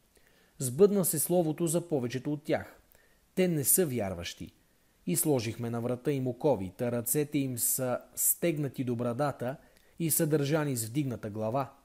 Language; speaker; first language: Bulgarian; native; Bulgarian